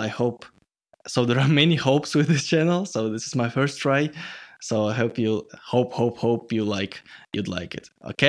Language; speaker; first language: English; non-native, fluent; Russian